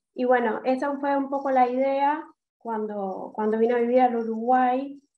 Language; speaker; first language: Spanish; native; Spanish